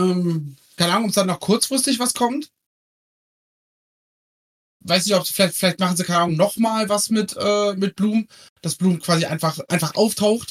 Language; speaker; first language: German; native; German